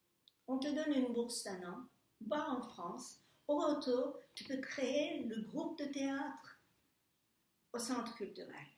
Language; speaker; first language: French; non-native, fluent; Turkish